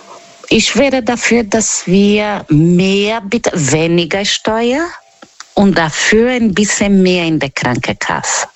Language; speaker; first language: German; non-native, learner; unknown